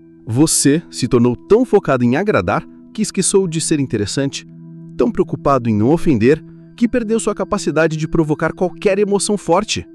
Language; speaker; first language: Portuguese; native; Portuguese